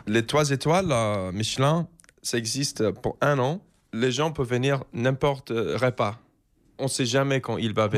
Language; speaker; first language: French; non-native, learner; English